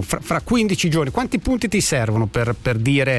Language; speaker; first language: Italian; native; Italian